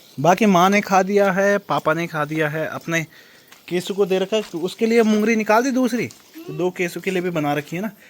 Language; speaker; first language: Hindi; native; Hindi